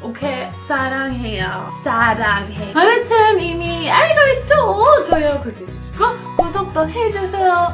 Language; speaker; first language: Korean; non-native, fluent; English